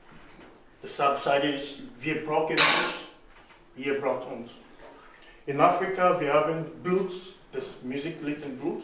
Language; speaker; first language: German; non-native, fluent; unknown